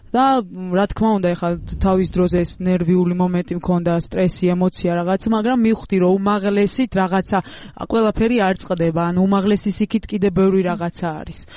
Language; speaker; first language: Georgian; non-native, local second language; Armenian